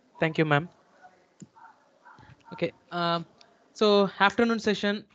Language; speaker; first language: English; non-native, local second language; Tamil